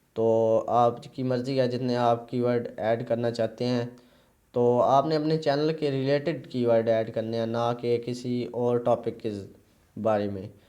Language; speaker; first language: Urdu; non-native, local second language; Punjabi